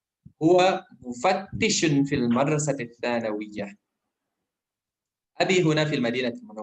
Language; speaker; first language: Arabic; non-native, fluent; Indonesian